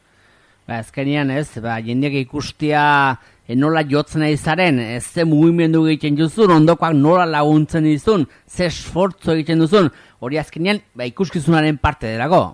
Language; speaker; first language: Basque; native; Basque